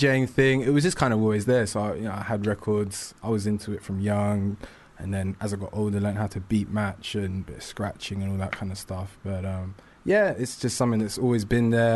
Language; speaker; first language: English; native; English